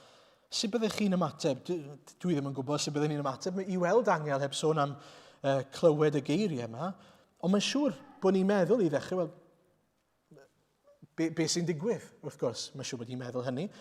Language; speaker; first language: Welsh; native; Welsh